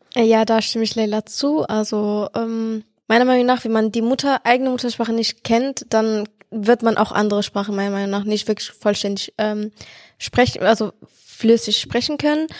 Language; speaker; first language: German; non-native, fluent; Kurdish